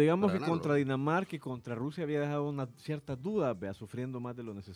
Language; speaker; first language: Spanish; native; Spanish